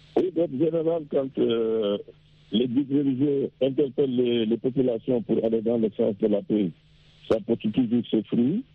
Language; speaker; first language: French; non-native, local second language; Wolof